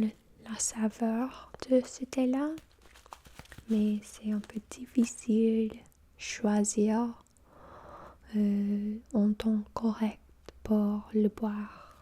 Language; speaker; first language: French; non-native, fluent; English